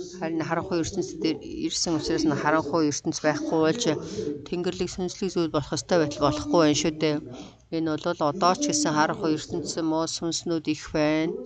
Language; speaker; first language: Mongolian; non-native, fluent; Korean